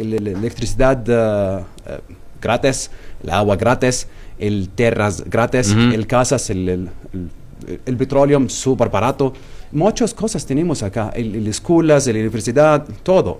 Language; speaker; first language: Spanish; non-native, learner; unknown